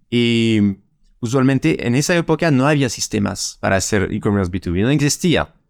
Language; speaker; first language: Spanish; non-native, fluent; French